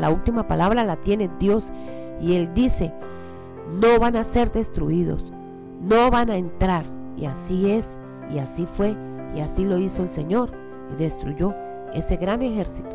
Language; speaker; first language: Spanish; native; Spanish